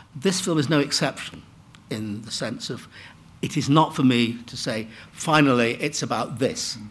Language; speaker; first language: English; native; English